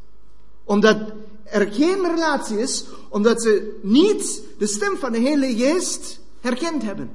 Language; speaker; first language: Dutch; non-native, fluent; German